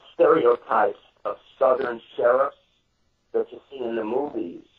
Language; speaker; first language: English; native; English